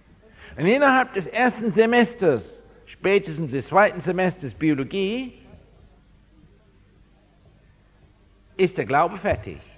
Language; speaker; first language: German; non-native, fluent; English